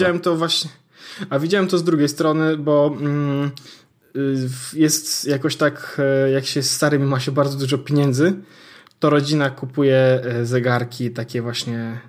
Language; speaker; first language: Polish; native; Polish